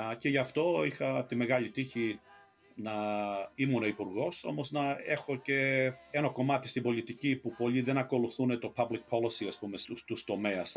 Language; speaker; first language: Greek; early bilingual, heritage; Greek